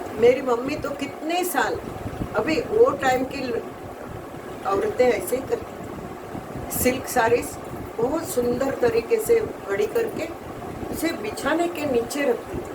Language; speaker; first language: Hindi; non-native, local second language; Marathi